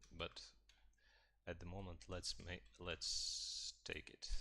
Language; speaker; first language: English; non-native, fluent; Russian